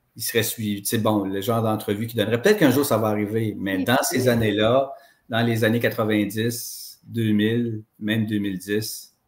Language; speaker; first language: French; native; French